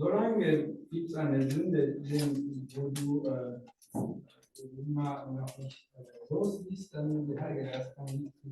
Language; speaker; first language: German; non-native, learner; Rundi